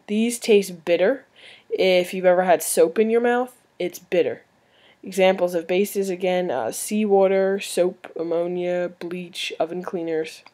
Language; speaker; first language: English; native; English